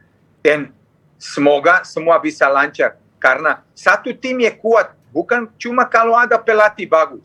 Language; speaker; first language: Indonesian; non-native, fluent; Serbian